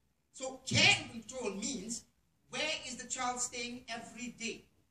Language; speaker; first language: English; non-native, local second language; Malay